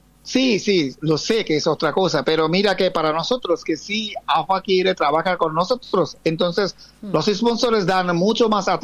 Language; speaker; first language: Spanish; non-native, fluent; Bangla